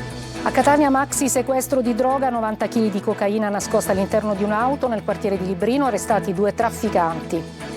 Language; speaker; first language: Italian; native; Italian